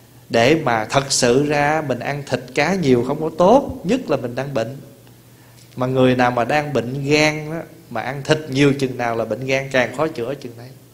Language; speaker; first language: Vietnamese; early bilingual, heritage; Vietnamese